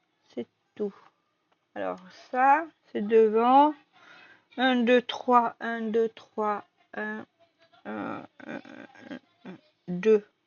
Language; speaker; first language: French; native; French